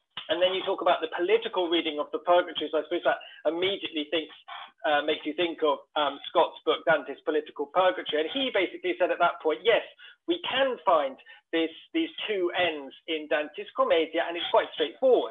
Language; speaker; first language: English; native; English